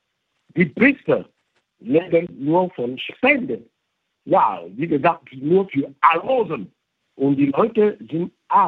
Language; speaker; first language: German; non-native, fluent; French